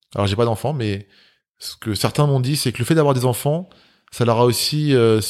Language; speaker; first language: French; native; French